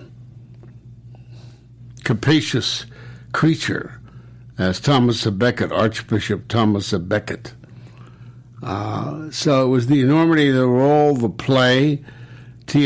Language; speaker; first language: English; native; English